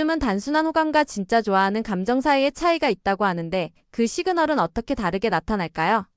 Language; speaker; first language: Korean; native; Korean